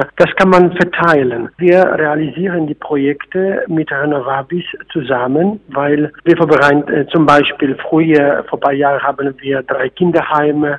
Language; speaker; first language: German; non-native, fluent; Polish